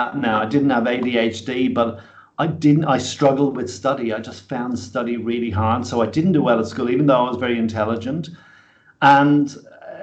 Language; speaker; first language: English; native; English